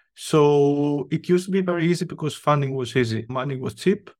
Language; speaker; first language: English; non-native, fluent; Greek